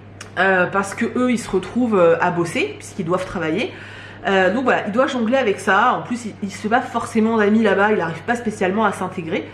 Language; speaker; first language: French; native; French